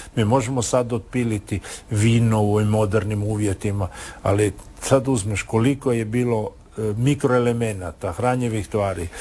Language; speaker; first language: Croatian; native; Croatian